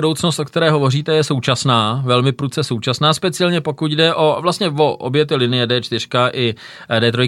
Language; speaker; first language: Czech; native; Czech